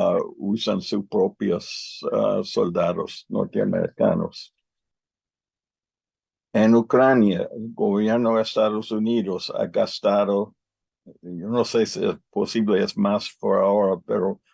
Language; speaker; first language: Spanish; non-native, learner; English